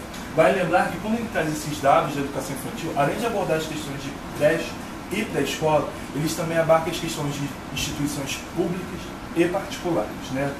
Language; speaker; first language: Portuguese; native; Portuguese